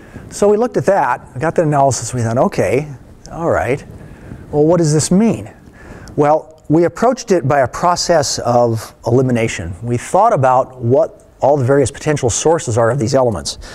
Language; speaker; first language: English; native; English